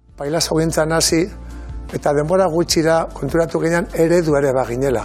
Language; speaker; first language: Basque; native; Basque